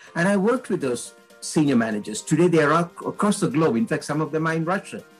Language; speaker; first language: English; non-native, local second language; Tamil